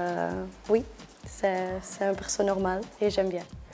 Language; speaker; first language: French; non-native, local second language; Dutch